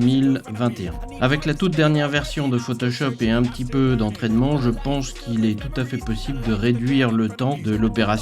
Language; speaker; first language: French; native; French